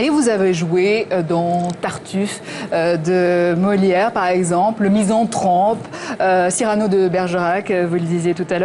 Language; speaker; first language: French; native; French